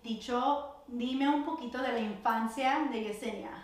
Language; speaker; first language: Spanish; early bilingual, other home language; English